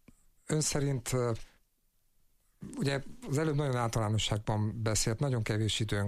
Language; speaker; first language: Hungarian; native; Hungarian